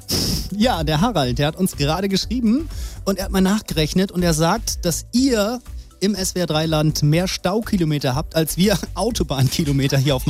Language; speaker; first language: German; native; German